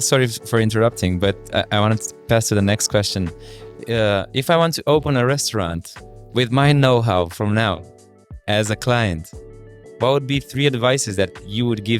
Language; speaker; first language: English; non-native, fluent; Romanian